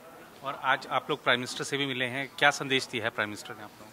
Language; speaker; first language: Hindi; native; Hindi